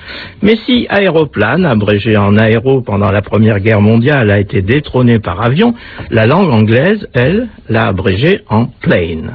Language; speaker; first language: French; native; French